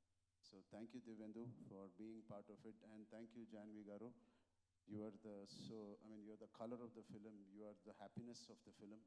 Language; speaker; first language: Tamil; non-native, local second language; Telugu